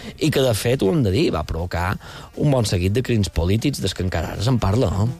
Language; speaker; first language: Catalan; native; Catalan